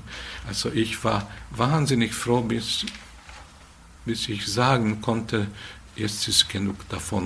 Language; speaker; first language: German; non-native, fluent; Hungarian